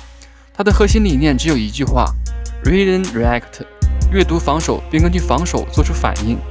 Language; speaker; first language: Chinese; native; Chinese